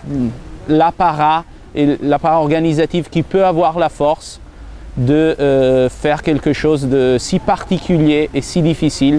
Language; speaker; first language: French; non-native, fluent; Italian